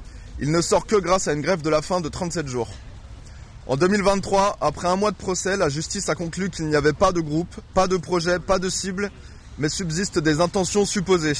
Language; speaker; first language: French; native; French